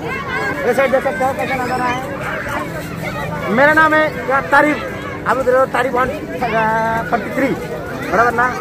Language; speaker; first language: Hindi; non-native, local second language; Bangla